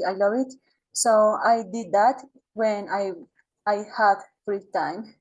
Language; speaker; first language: English; non-native, learner; Spanish